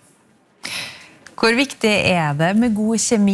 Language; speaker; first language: Norwegian; native; Norwegian